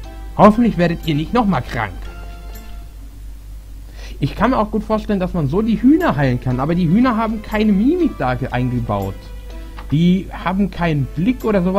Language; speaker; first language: German; native; German